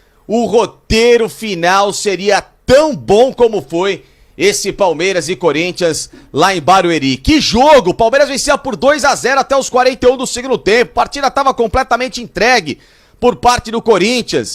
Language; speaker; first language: Portuguese; native; Portuguese